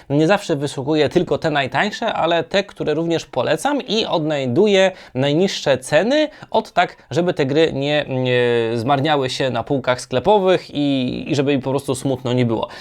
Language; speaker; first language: Polish; native; Polish